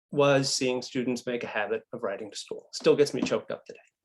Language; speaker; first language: English; native; English